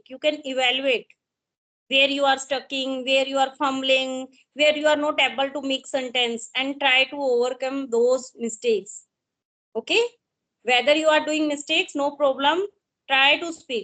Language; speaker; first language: English; non-native, local second language; Hindi